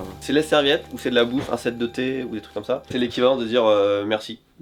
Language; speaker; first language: French; native; French